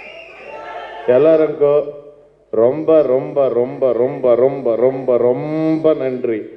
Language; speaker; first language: Tamil; non-native, learner; Telugu